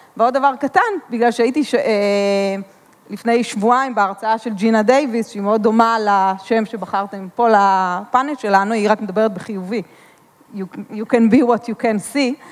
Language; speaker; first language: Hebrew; native; Hebrew